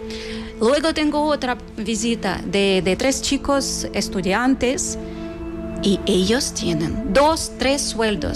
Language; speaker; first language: Spanish; non-native, fluent; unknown